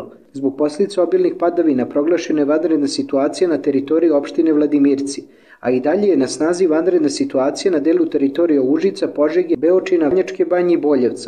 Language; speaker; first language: Serbian; native; Serbian